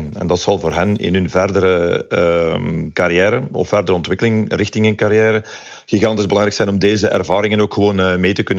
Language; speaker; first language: Dutch; native; Dutch